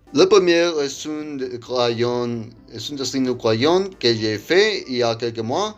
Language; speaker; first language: French; non-native, learner; Spanish